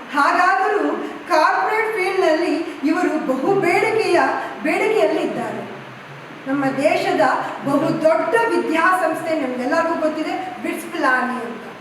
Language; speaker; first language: Kannada; native; Kannada